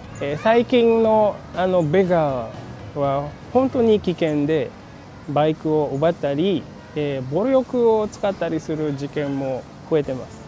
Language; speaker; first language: Japanese; non-native, fluent; Indonesian